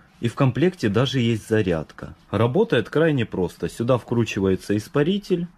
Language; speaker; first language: Russian; native; Russian